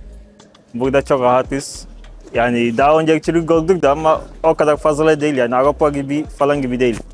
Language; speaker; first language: Turkish; non-native, fluent; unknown